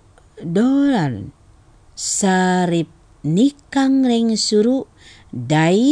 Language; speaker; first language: Japanese; non-native, fluent; Indonesian